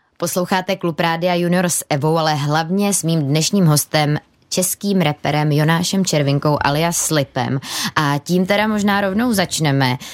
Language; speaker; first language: Czech; native; Czech